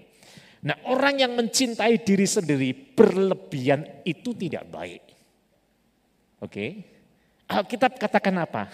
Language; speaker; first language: Indonesian; native; Indonesian